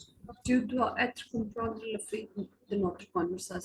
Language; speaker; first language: French; non-native, learner; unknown